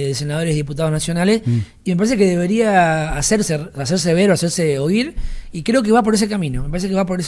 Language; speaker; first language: Spanish; native; Spanish